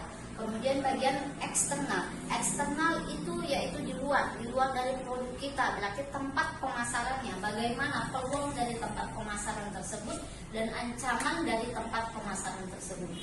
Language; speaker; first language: Indonesian; native; Indonesian